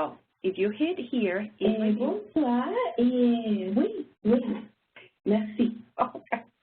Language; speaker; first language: French; non-native, learner; English